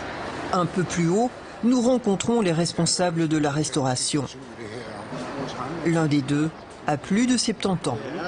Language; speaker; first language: French; native; French